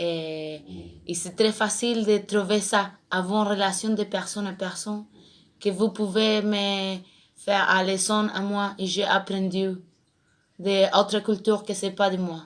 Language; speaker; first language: French; non-native, learner; Spanish